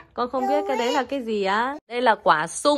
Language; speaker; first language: Vietnamese; native; Vietnamese